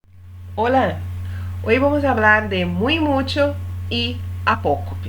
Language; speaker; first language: Spanish; non-native, fluent; Portuguese